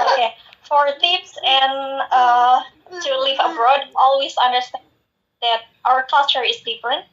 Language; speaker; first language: English; non-native, fluent; Indonesian